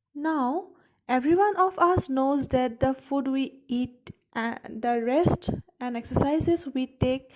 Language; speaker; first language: English; non-native, local second language; Assamese